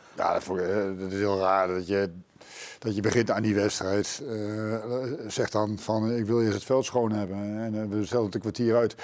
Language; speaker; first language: Dutch; native; Dutch